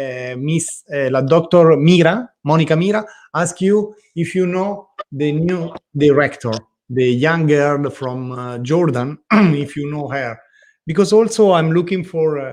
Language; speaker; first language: English; non-native, learner; Italian